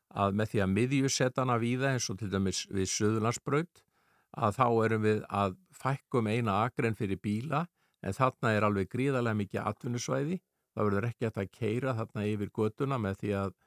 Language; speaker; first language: Icelandic; native; Icelandic